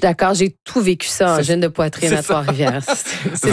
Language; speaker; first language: French; native; French